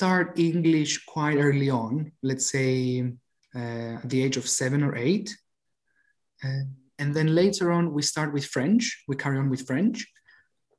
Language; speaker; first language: English; non-native, fluent; Greek